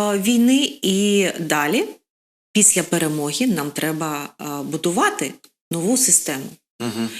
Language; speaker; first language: Ukrainian; non-native, local second language; Russian